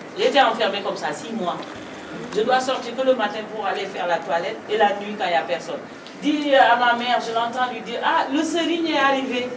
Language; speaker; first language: French; non-native, local second language; Wolof